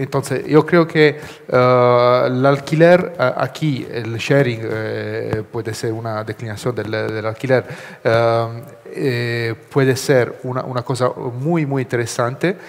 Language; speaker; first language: Spanish; non-native, learner; Italian